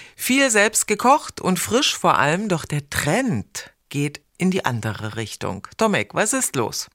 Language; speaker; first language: German; native; German